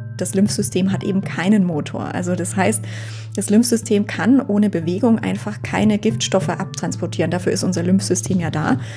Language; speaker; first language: German; native; German